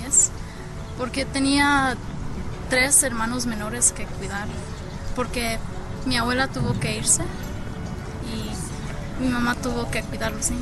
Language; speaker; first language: Spanish; early bilingual, heritage; Spanish